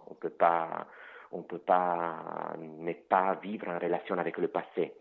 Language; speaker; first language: French; non-native, fluent; Italian